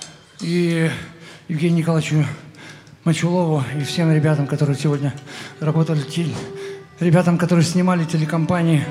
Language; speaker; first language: Russian; native; Russian